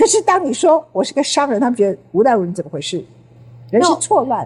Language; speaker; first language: Chinese; native; Chinese